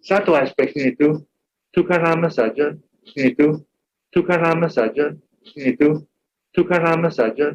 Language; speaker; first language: Indonesian; non-native, fluent; English